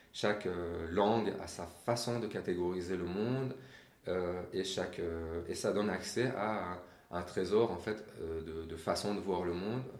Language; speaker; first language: French; non-native, fluent; Persian